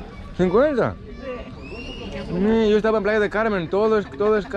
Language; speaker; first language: Spanish; non-native, learner; Greek